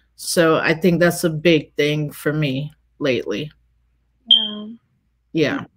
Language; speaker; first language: English; native; English